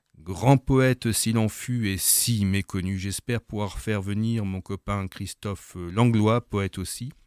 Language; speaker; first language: French; native; French